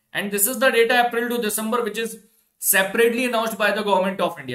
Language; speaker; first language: English; non-native, local second language; Hindi